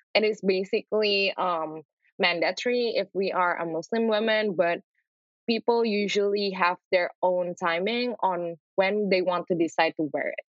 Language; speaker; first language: English; non-native, fluent; Indonesian